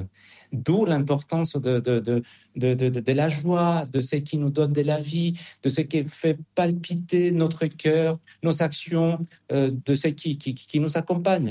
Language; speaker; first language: French; non-native, fluent; Spanish